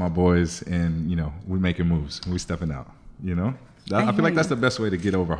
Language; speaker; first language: English; native; English